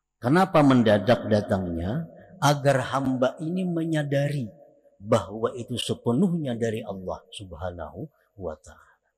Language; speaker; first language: Indonesian; non-native, local second language; Banjar